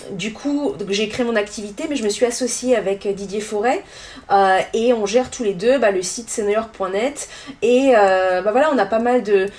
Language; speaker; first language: French; native; French